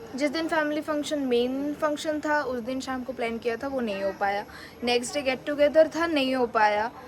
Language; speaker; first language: Hindi; non-native, local second language; Bangla